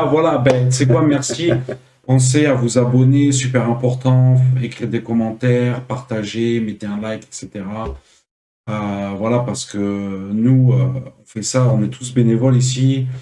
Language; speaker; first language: French; native; French